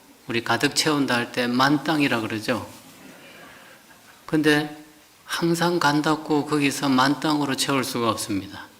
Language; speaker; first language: Korean; native; Korean